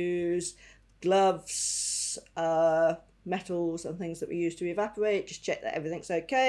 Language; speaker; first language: English; native; English